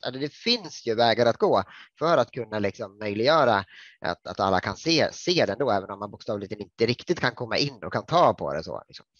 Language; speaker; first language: Swedish; native; Swedish